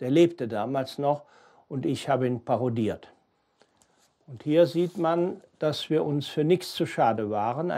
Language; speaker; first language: German; native; German